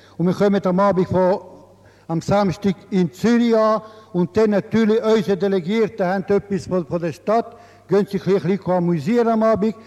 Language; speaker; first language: German; non-native, local second language; Italian